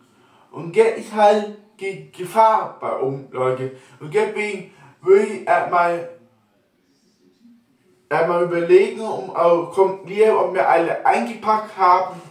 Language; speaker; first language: German; non-native, local second language; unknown